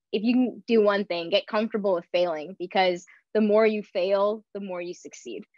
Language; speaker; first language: English; native; English